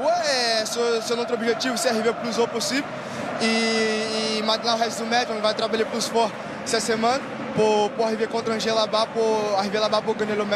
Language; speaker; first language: French; non-native, learner; Portuguese